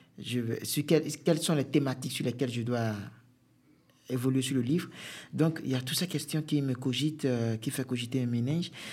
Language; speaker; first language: French; non-native, local second language; Fon